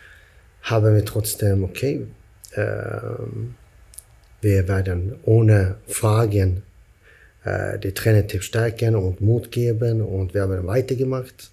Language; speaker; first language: German; non-native, fluent; Swedish